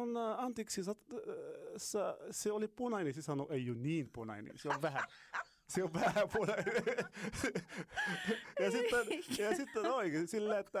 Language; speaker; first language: Finnish; non-native, fluent; Arabic